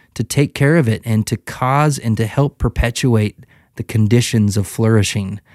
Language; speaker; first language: English; native; English